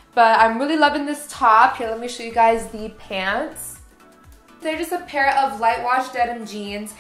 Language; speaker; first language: English; native; English